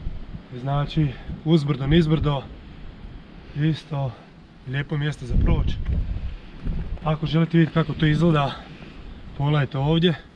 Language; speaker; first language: Croatian; native; Croatian